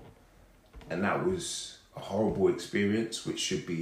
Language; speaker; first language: English; native; English